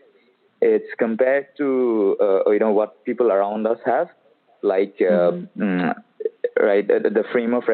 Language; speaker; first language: English; non-native, local second language; Assamese